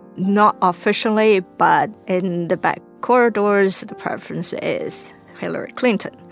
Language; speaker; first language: English; non-native, fluent; Chinese